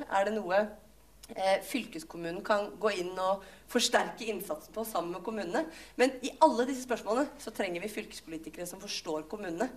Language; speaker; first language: Norwegian; native; Norwegian